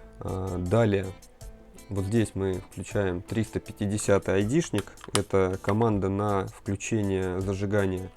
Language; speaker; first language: Russian; native; Russian